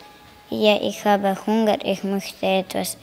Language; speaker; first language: German; non-native, learner; Slovenian